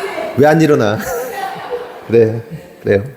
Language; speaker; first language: Korean; native; Korean